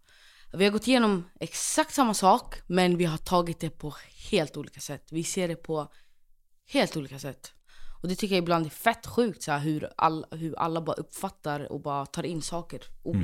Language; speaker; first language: Swedish; native; Swedish